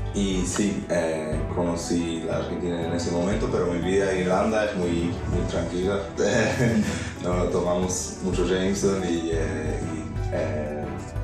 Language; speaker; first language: Spanish; non-native, fluent; English